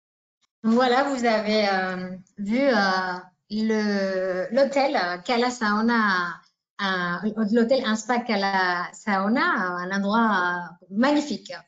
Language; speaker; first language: French; native; French